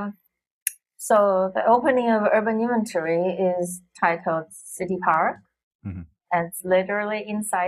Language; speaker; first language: English; non-native, fluent; Chinese